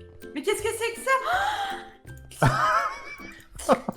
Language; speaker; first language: French; native; French